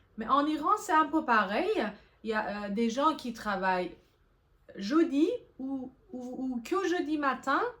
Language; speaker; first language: French; non-native, fluent; Persian